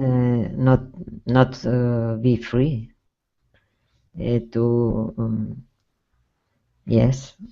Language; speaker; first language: English; non-native, learner; Spanish